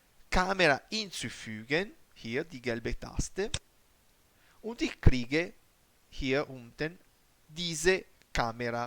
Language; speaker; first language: German; non-native, learner; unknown